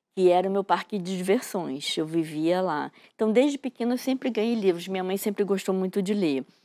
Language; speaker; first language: Portuguese; native; Portuguese